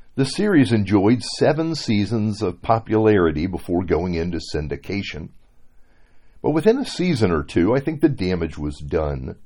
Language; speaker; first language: English; native; English